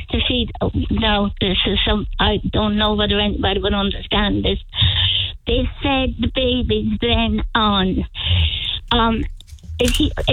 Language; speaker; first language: English; native; English